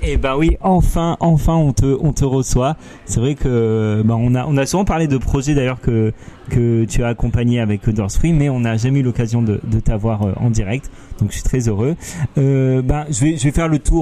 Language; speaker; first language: French; native; French